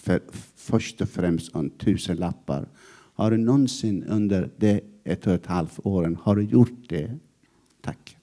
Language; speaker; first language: Swedish; non-native, fluent; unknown